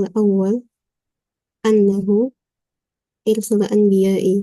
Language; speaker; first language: Arabic; non-native, learner; Indonesian